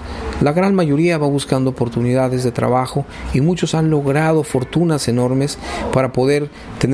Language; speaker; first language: Spanish; native; Spanish